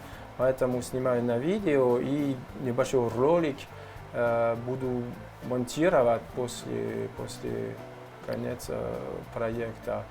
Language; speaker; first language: Russian; non-native, learner; French